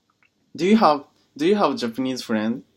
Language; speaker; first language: English; non-native, learner; Japanese